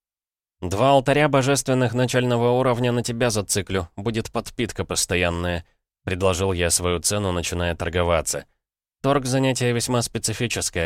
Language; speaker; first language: Russian; native; Russian